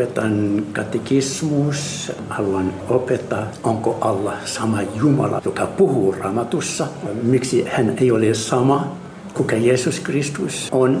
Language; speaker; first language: Finnish; non-native, fluent; Arabic